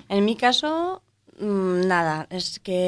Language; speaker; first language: Spanish; non-native, fluent; French